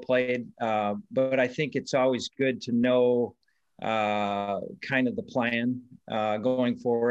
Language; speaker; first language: English; native; English